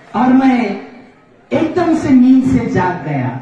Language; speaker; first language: Hindi; non-native, local second language; Marathi